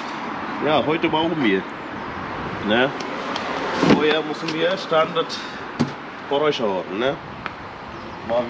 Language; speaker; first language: German; non-native, learner; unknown